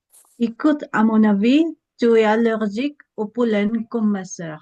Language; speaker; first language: French; non-native, learner; Filipino